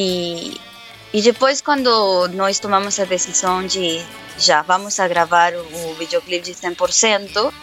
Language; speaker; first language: Portuguese; non-native, fluent; Spanish